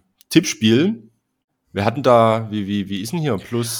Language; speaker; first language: German; native; German